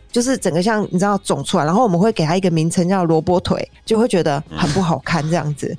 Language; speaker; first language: Chinese; native; Chinese